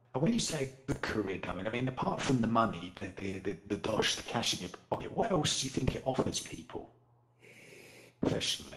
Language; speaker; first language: English; native; English